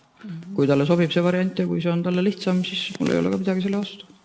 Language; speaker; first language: Estonian; native; Estonian